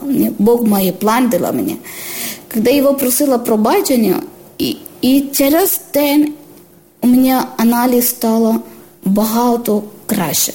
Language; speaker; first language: Ukrainian; non-native, learner; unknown